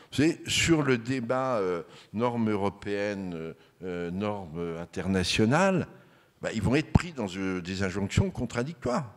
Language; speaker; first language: French; native; French